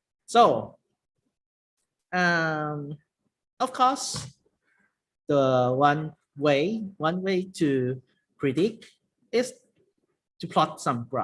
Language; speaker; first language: English; non-native, learner; Thai